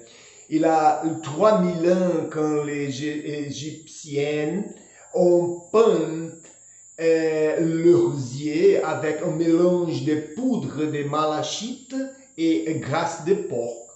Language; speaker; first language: French; non-native, learner; Portuguese